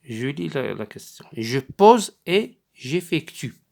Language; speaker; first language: French; non-native, local second language; Arabic